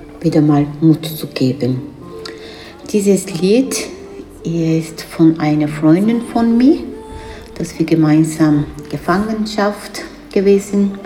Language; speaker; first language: German; non-native, learner; Kurdish